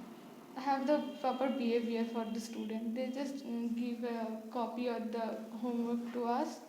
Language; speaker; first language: English; non-native, fluent; Bangla